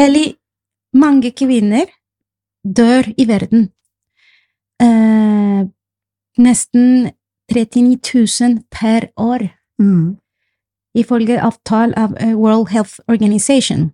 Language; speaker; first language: Norwegian; non-native, fluent; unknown